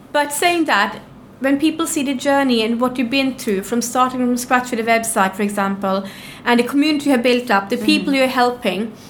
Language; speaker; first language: English; non-native, fluent; Norwegian